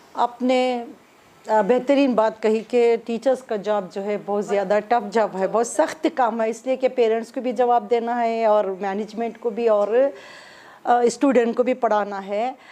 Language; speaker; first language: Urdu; native; Urdu